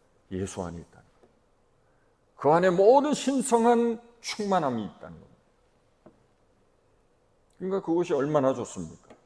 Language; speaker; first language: Korean; native; Korean